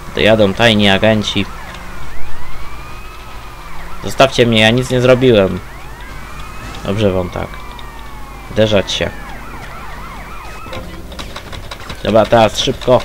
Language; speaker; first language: Polish; native; Polish